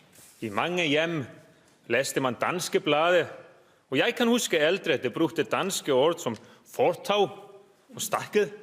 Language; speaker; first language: Danish; non-native, fluent; Icelandic